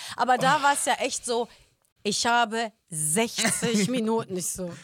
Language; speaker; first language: German; native; German